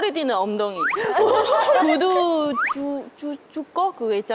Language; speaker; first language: Korean; non-native, learner; Chinese